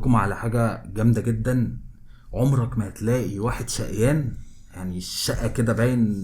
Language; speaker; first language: Arabic; native; Arabic